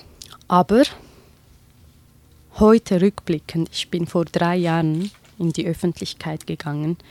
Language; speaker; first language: German; non-native, fluent; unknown